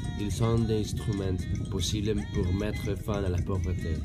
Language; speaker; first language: French; non-native, learner; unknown